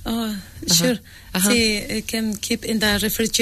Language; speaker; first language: English; non-native, learner; Spanish